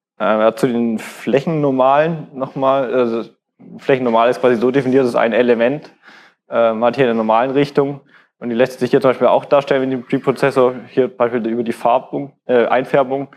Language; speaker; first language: German; native; German